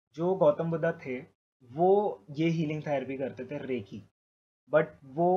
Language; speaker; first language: Hindi; native; Hindi